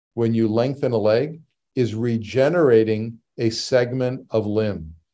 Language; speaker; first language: English; native; English